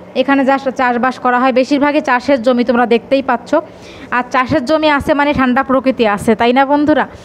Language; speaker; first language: Bangla; native; Bangla